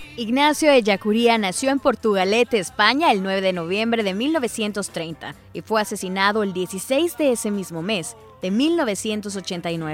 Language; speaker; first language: Spanish; native; Spanish